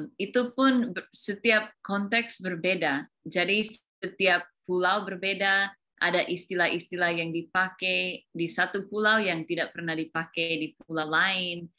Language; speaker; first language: Indonesian; early bilingual, other home language; English